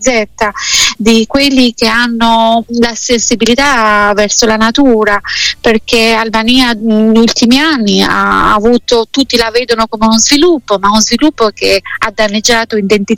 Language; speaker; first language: Italian; non-native, fluent; Albanian